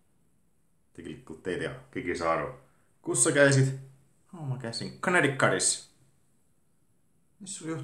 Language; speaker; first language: Estonian; non-native, fluent; Finnish